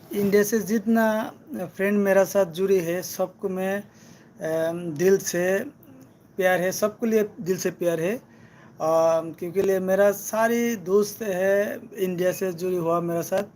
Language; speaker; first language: Hindi; non-native, learner; Bangla